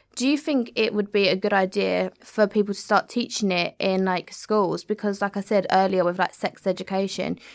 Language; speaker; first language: English; native; English